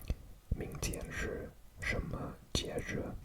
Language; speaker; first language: Chinese; non-native, learner; English